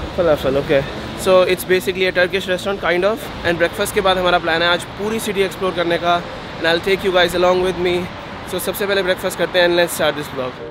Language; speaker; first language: Hindi; native; Hindi